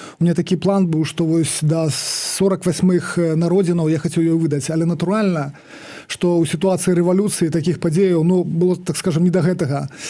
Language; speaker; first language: Belarusian; non-native, local second language; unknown